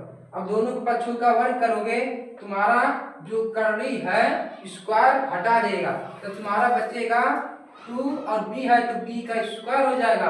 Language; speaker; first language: Hindi; native; Hindi